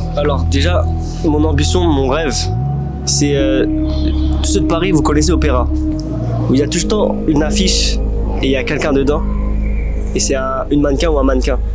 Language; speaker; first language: French; early bilingual, other home language; Vietnamese